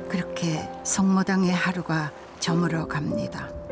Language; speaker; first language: Korean; native; Korean